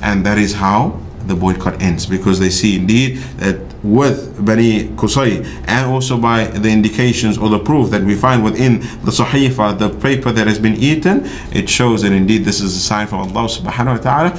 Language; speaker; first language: English; native; English